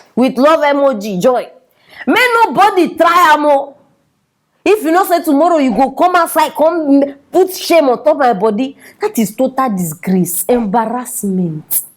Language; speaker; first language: Nigerian Pidgin; native; Nigerian Pidgin